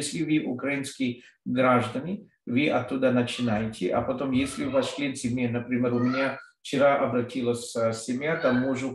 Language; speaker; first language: Russian; non-native, fluent; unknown